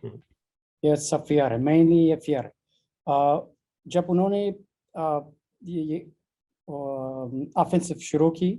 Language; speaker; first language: Hindi; non-native, learner; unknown